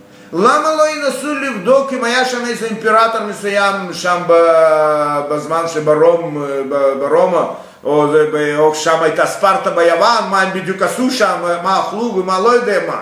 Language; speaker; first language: Hebrew; non-native, fluent; Russian